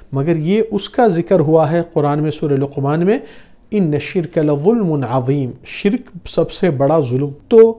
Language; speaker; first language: Urdu; non-native, fluent; Arabic